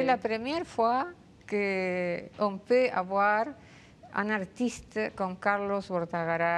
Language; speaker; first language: French; non-native, fluent; Spanish